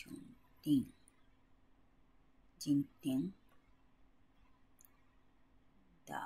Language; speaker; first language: Cantonese; non-native, learner; Japanese